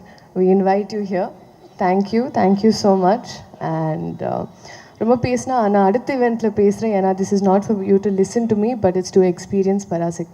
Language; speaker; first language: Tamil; non-native, learner; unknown